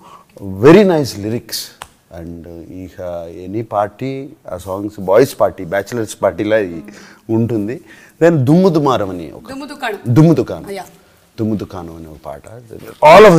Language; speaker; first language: Telugu; native; Telugu